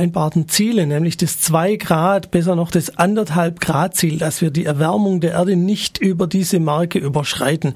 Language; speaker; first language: German; native; German